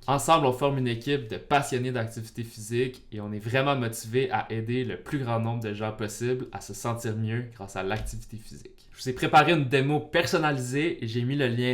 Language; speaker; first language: French; native; French